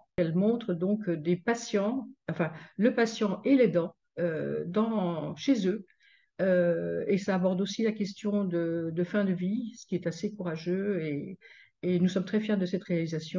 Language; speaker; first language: French; native; French